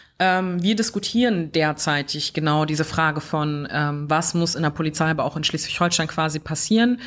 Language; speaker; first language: German; early bilingual, other home language; French